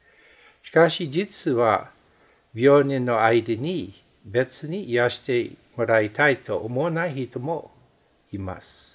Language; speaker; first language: Japanese; non-native, fluent; English